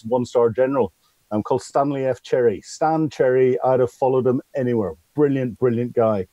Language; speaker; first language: English; native; English